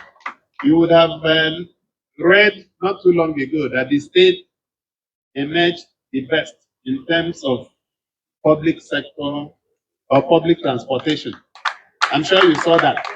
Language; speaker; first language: English; non-native, local second language; Igbo